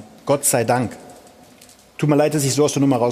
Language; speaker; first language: German; native; German